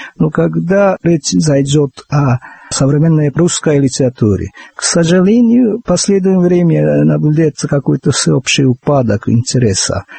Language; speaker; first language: Russian; non-native, fluent; Japanese